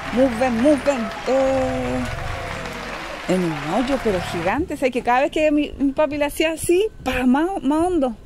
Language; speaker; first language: Spanish; native; Spanish